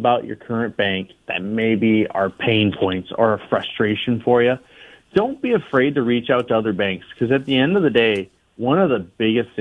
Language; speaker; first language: English; native; English